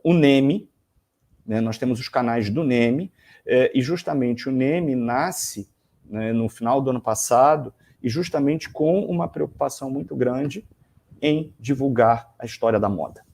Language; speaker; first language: Portuguese; native; Portuguese